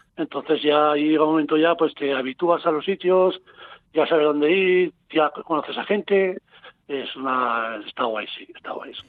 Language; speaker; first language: Spanish; native; Spanish